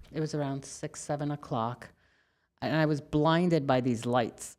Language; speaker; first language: English; native; English